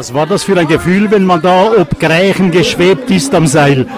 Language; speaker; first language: German; native; German